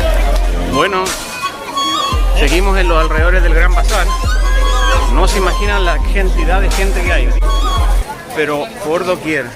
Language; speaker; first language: Spanish; native; Spanish